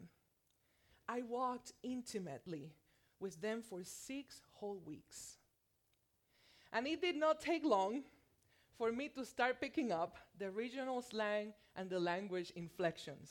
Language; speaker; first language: English; non-native, fluent; Spanish